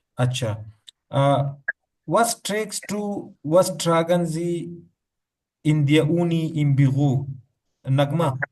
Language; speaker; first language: German; non-native, learner; Urdu